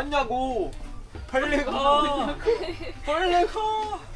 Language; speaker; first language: Korean; non-native, learner; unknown